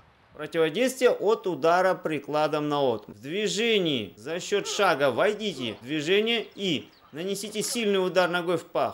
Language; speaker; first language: Russian; native; Russian